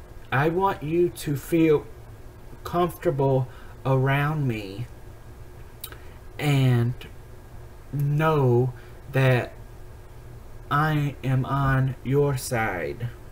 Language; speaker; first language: English; native; English